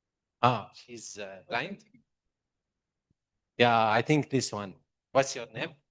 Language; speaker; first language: English; non-native, fluent; Arabic